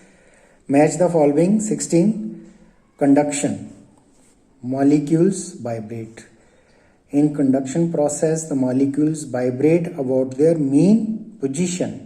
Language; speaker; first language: English; non-native, local second language; Hindi